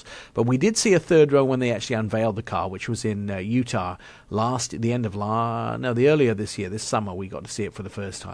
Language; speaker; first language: English; native; English